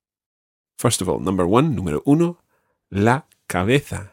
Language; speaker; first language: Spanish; non-native, fluent; English